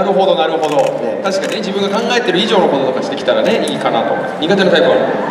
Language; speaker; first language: Japanese; native; Japanese